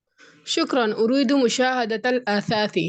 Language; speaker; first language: Arabic; non-native, learner; Urdu